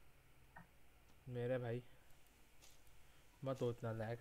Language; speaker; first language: Hindi; native; Hindi